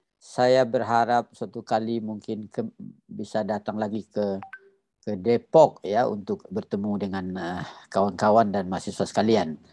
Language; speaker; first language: Indonesian; non-native, local second language; Minangkabau